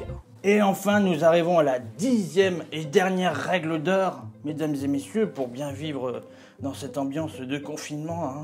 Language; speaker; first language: French; native; French